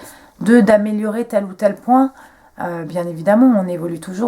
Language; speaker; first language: French; native; French